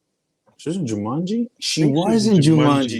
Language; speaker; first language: English; native; English